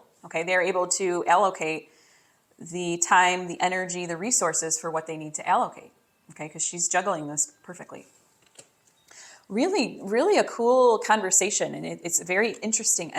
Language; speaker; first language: English; native; English